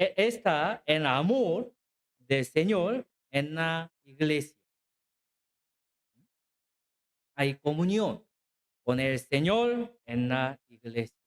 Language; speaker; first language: Spanish; non-native, learner; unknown